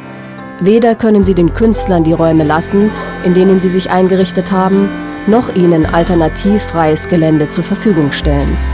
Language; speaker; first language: German; native; German